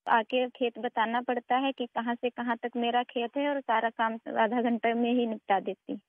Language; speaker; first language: Hindi; native; Hindi